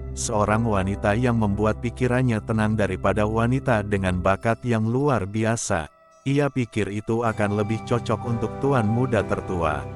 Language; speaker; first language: Indonesian; native; Indonesian